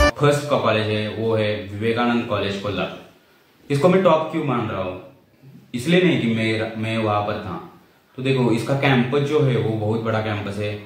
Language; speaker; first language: Hindi; non-native, local second language; Marathi